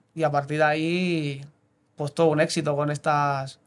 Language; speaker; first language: Spanish; native; Spanish